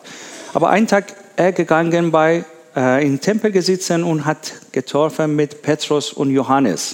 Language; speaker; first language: German; non-native, learner; Persian